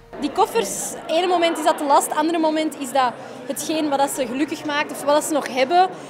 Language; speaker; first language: Dutch; native; Dutch